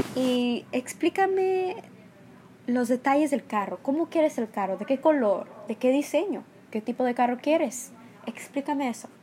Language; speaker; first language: Spanish; early bilingual, heritage; Spanish